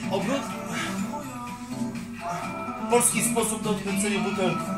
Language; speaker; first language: Polish; native; Polish